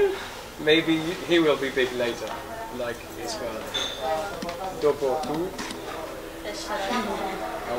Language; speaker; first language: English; non-native, fluent; French